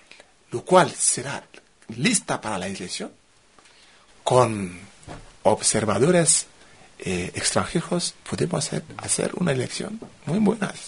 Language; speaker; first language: Spanish; non-native, fluent; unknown